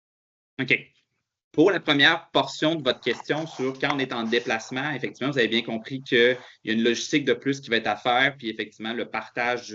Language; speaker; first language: French; native; French